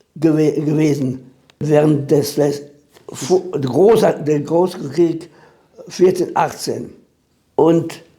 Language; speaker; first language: German; native; German